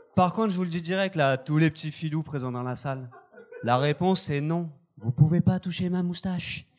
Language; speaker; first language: French; native; French